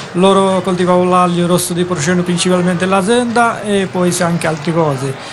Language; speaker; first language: Italian; non-native, learner; Bangla